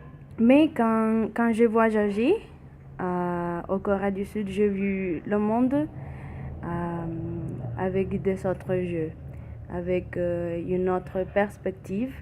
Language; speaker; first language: French; non-native, learner; Spanish